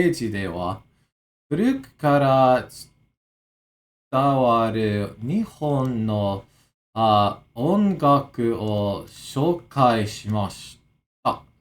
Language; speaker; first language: Japanese; non-native, learner; English